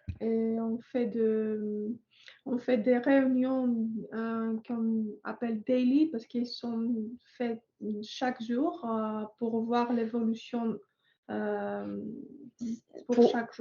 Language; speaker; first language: French; non-native, fluent; Greek